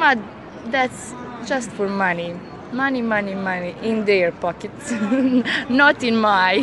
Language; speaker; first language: English; non-native, learner; Bosnian